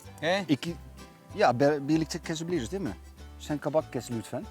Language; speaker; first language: Turkish; non-native, fluent; Dutch